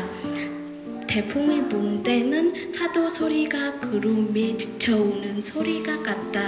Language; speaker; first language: Korean; non-native, learner; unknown